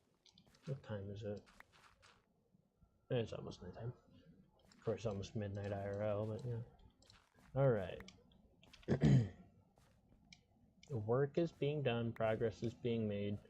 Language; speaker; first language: English; native; English